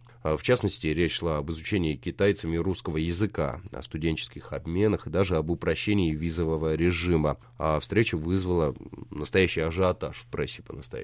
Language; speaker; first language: Russian; native; Russian